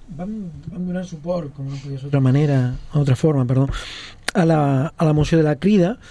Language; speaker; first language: Catalan; non-native, local second language; Spanish